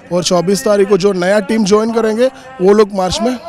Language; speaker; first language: Hindi; native; Hindi